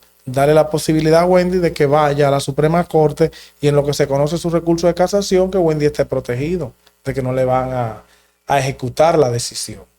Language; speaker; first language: Spanish; native; Spanish